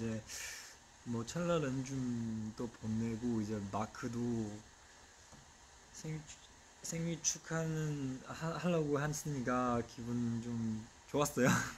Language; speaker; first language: Korean; non-native, fluent; Chinese